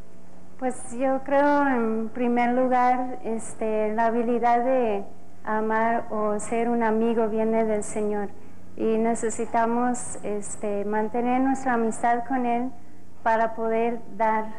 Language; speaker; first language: Spanish; non-native, fluent; English